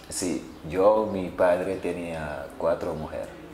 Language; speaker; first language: Spanish; non-native, learner; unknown